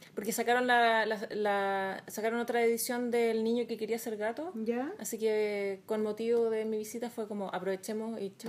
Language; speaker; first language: Spanish; native; Spanish